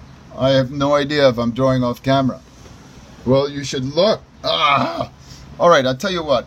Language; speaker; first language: English; native; English